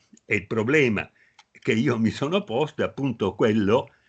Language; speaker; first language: Italian; native; Italian